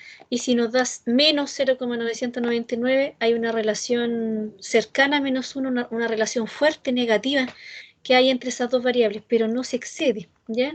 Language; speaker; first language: Spanish; native; Spanish